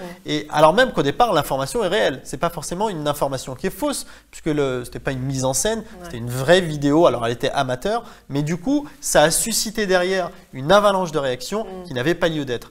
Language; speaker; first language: French; native; French